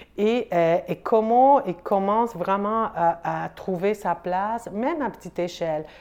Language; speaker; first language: French; non-native, fluent; Spanish